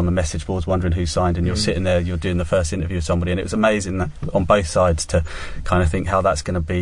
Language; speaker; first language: English; native; English